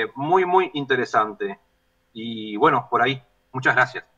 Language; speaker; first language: Spanish; native; Spanish